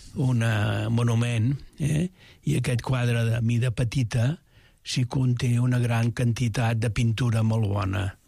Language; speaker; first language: Catalan; native; Catalan